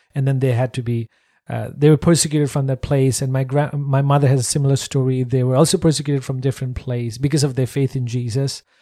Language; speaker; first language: English; non-native, local second language; Nepali